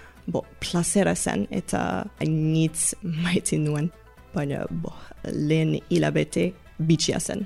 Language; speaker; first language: Basque; non-native, fluent; English